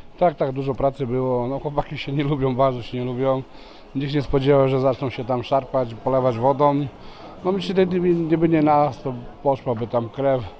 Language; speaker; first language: Polish; non-native, fluent; Serbian